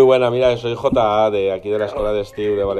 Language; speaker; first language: Spanish; native; Spanish